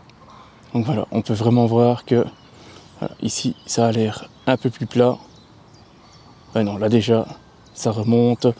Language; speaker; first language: French; native; French